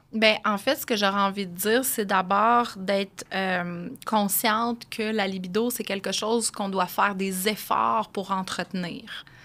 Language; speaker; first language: French; native; French